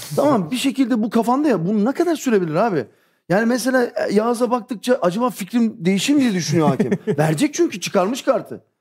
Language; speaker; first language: Turkish; early bilingual, heritage; Turkish